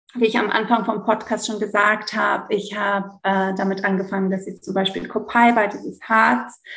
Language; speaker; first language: German; early bilingual, heritage; Greek